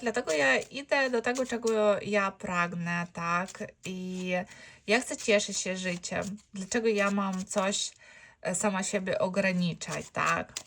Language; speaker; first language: Polish; non-native, fluent; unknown